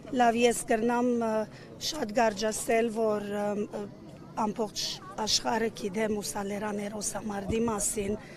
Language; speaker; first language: Armenian; native; Armenian